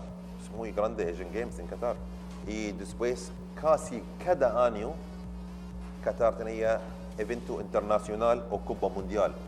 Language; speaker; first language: Spanish; non-native, learner; Arabic